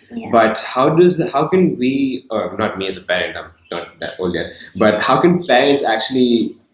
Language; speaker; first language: English; non-native, local second language; Urdu